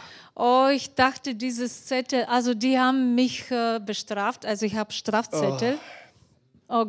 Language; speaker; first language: German; non-native, fluent; Bulgarian